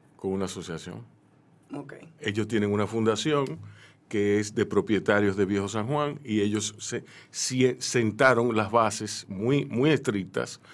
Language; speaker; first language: Spanish; native; Spanish